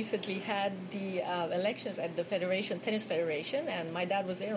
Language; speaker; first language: English; non-native, fluent; Hungarian